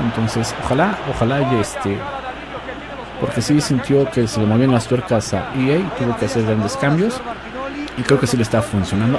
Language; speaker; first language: Spanish; native; Spanish